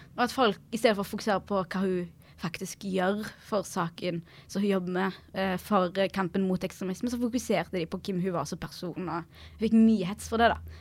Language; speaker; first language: Norwegian; early bilingual, other home language; Arabic